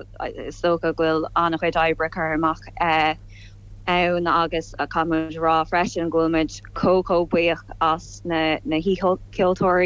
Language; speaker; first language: Irish; native; Irish